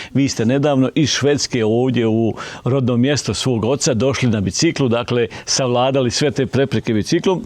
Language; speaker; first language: Bosnian; native; Bosnian